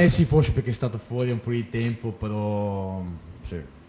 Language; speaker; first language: Italian; non-native, fluent; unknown